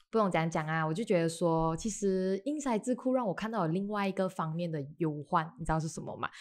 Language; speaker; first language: Chinese; native; Chinese